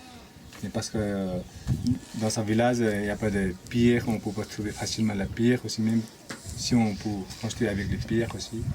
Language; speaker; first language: French; non-native, fluent; Nepali